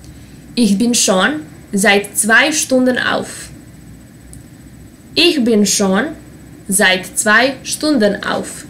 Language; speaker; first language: German; non-native, fluent; Serbian